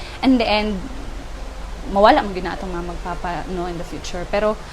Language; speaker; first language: Cebuano; native; Cebuano